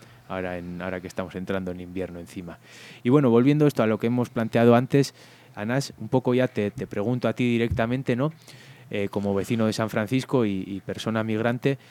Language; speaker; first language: Spanish; native; Spanish